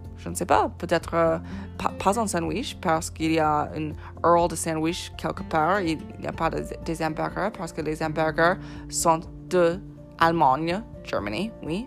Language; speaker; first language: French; non-native, fluent; English